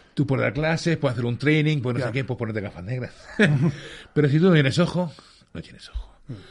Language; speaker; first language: Spanish; early bilingual, other home language; English